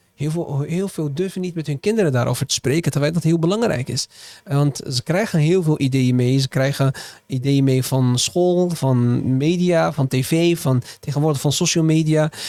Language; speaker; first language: Dutch; early bilingual, other home language; Arabic